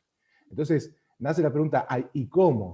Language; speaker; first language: Spanish; native; Spanish